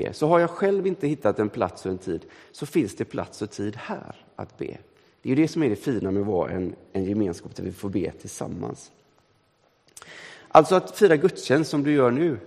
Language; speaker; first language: Swedish; native; Swedish